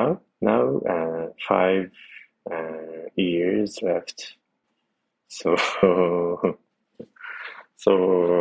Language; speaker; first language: English; non-native, learner; Japanese